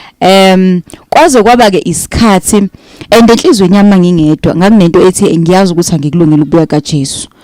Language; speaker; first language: Zulu; native; Zulu